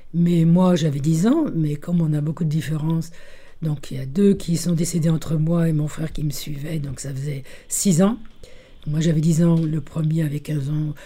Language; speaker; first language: French; early bilingual, other home language; Italian